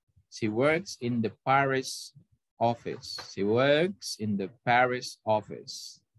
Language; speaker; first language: English; non-native, fluent; Indonesian